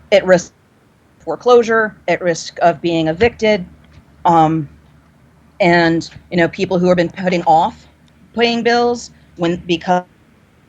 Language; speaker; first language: English; native; English